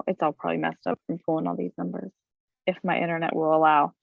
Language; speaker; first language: English; native; English